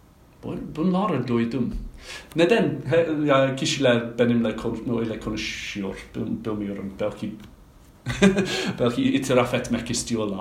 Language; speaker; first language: Turkish; non-native, fluent; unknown